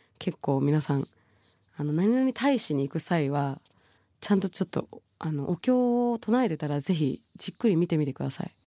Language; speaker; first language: Japanese; early bilingual, other home language; Bangla